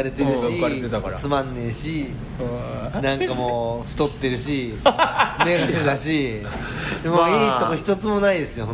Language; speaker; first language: Japanese; native; Japanese